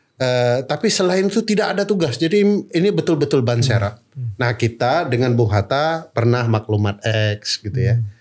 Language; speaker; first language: Indonesian; non-native, local second language; Minangkabau